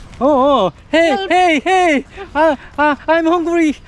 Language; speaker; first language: English; non-native, learner; Korean